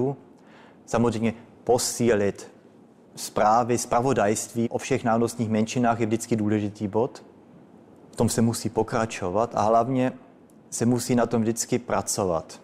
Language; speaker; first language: Czech; early bilingual, heritage; Czech